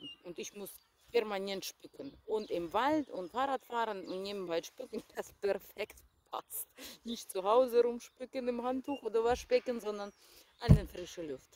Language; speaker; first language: German; non-native, fluent; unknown